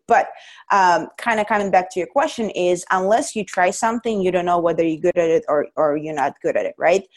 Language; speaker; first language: English; non-native, fluent; Russian